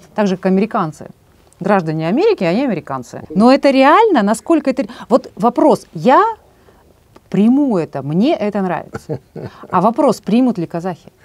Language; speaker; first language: Russian; native; Russian